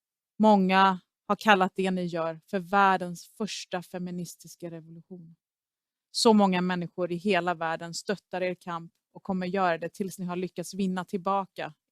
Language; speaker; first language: Swedish; early bilingual, other home language; Persian